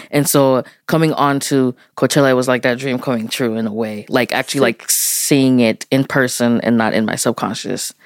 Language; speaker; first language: English; early bilingual, other home language; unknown